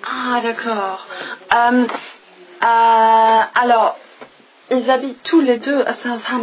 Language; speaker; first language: French; non-native, fluent; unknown